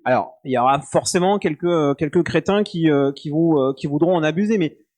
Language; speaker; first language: French; native; French